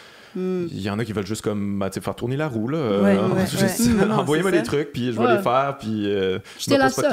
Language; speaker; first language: French; native; French